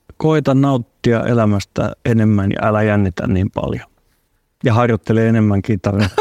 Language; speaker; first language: Finnish; non-native, local second language; Swedish